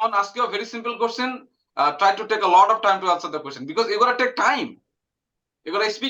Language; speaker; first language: English; non-native, fluent; Bangla